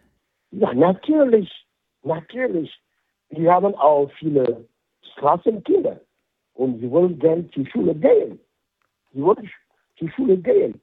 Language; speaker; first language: German; non-native, fluent; French